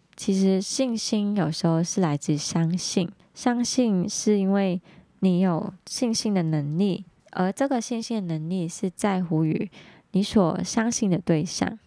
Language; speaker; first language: Chinese; non-native, local second language; Cantonese